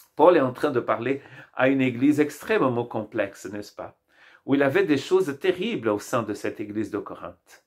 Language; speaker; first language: French; non-native, fluent; Portuguese